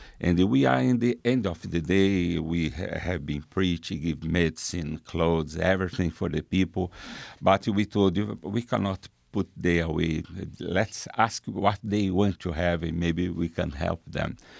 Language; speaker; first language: English; non-native, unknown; Portuguese